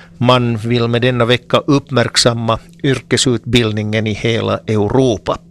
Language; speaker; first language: Swedish; native; Swedish